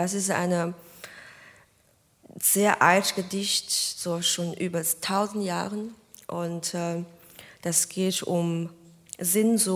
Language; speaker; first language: German; non-native, learner; Chinese